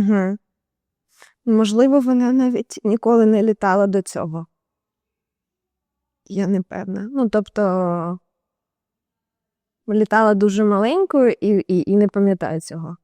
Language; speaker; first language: Ukrainian; native; Ukrainian